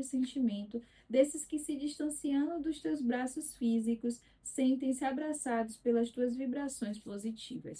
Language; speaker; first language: Portuguese; native; Portuguese